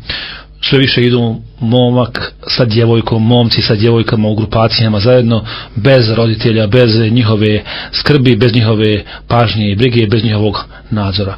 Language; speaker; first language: Serbian; native; Serbian